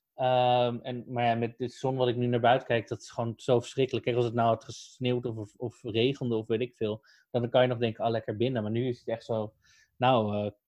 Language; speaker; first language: Dutch; native; Dutch